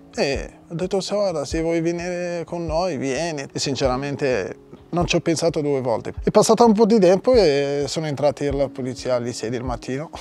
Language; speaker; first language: Italian; non-native, fluent; Arabic